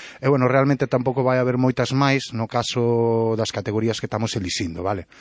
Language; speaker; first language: Galician; non-native, local second language; Spanish